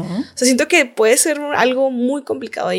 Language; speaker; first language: Spanish; native; Spanish